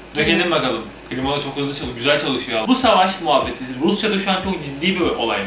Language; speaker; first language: Turkish; native; Turkish